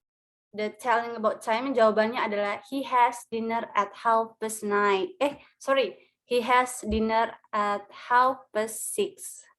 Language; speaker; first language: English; non-native, learner; Indonesian